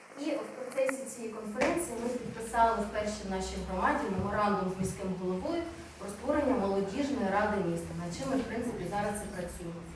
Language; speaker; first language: Ukrainian; native; Ukrainian